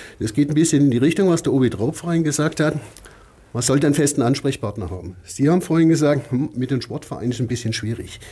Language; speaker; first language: German; native; German